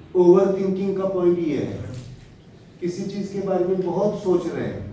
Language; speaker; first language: Hindi; non-native, local second language; Marathi